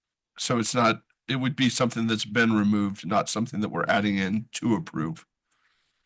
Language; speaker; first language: English; native; English